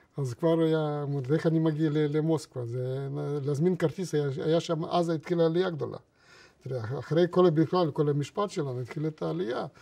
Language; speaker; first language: Hebrew; non-native, fluent; Russian